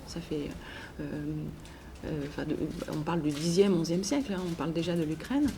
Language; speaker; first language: French; native; French